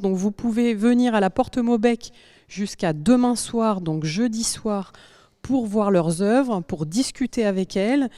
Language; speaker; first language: French; native; French